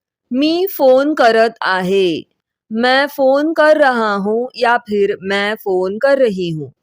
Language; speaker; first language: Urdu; non-native, local second language; Marathi